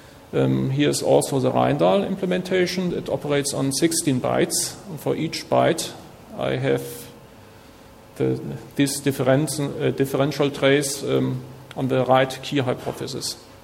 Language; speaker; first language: English; non-native, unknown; German